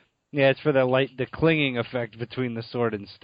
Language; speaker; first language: English; native; English